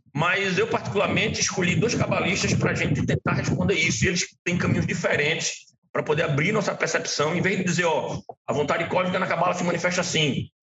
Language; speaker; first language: Portuguese; native; Portuguese